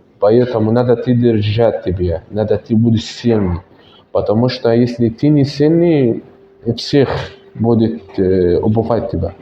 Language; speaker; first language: Russian; non-native, learner; Arabic